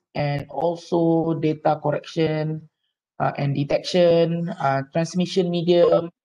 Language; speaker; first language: English; non-native, local second language; Malay